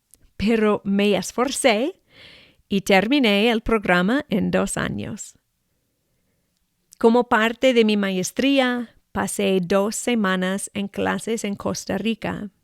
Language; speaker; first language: Spanish; non-native, fluent; English